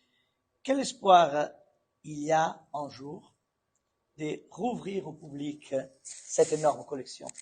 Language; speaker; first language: French; non-native, fluent; Italian